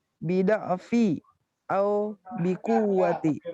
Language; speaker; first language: Arabic; non-native, learner; Indonesian